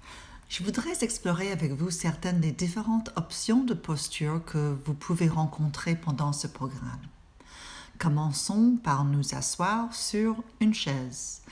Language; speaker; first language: French; non-native, fluent; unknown